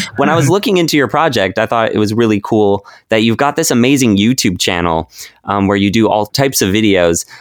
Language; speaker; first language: English; native; English